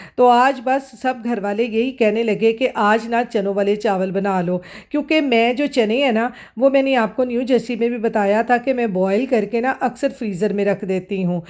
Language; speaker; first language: Urdu; non-native, local second language; Punjabi